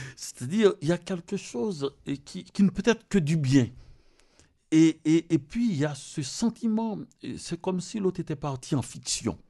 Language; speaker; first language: French; non-native, local second language; Haitian Creole